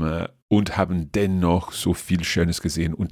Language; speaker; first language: German; non-native, fluent; English